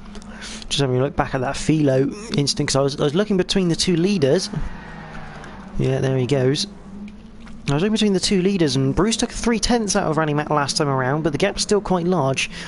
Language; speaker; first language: English; native; English